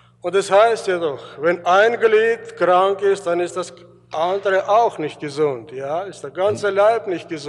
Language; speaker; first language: German; early bilingual, heritage; German